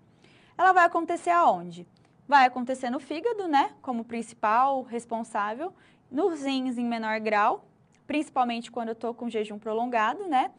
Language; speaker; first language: Portuguese; native; Portuguese